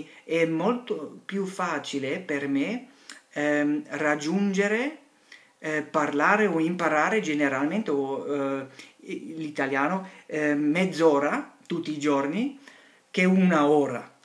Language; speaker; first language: Italian; non-native, learner; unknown